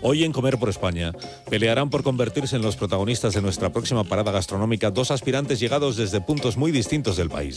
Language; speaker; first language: Spanish; native; Spanish